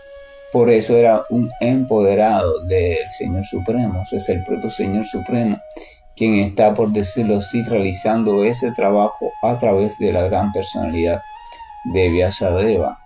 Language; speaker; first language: Spanish; native; Spanish